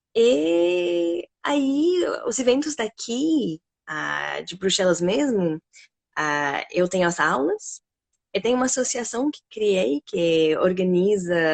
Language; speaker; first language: Portuguese; non-native, fluent; English